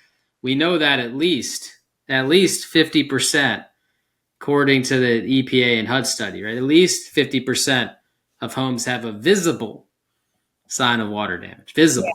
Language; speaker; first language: English; native; English